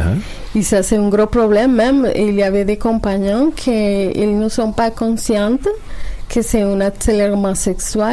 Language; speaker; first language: French; non-native, learner; Spanish